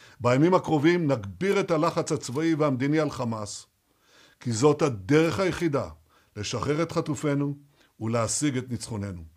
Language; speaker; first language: Hebrew; native; Hebrew